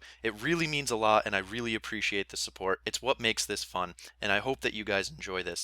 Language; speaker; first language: English; native; English